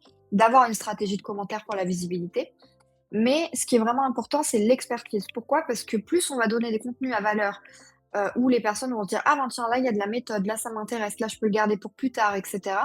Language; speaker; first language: French; native; French